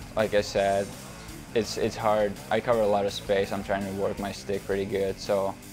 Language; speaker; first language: English; non-native, fluent; Czech